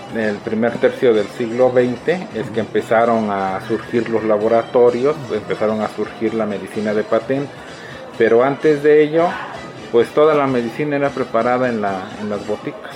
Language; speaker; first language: Spanish; native; Spanish